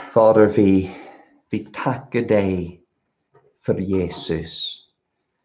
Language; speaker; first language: Swedish; non-native, fluent; English